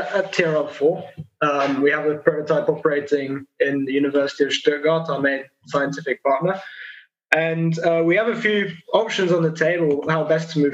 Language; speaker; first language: English; native; English